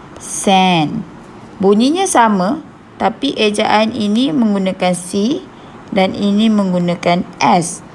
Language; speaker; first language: Malay; native; Malay